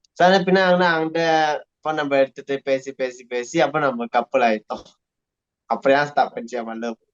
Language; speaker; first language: Tamil; native; Tamil